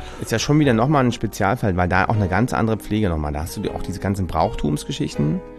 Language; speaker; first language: German; native; German